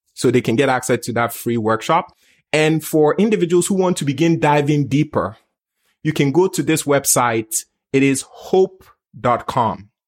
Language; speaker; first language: English; non-native, local second language; Akan